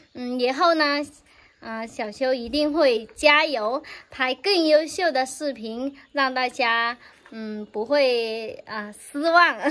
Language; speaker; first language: Chinese; non-native, fluent; Vietnamese